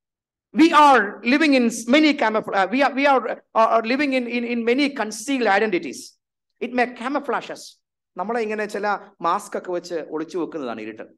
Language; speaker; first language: English; non-native, local second language; Malayalam